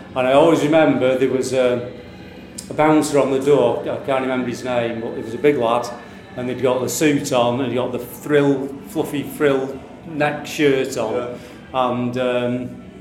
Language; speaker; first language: English; native; English